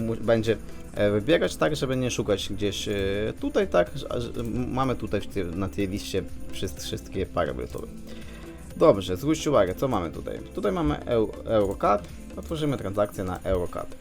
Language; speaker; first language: Polish; non-native, fluent; Ukrainian